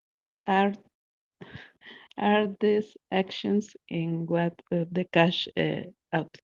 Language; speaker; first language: English; non-native, learner; Spanish